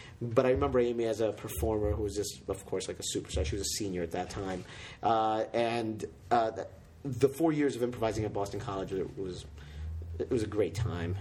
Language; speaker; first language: English; native; English